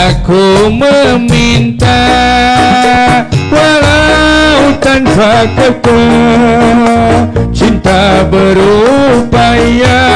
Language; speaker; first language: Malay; non-native, local second language; Sundanese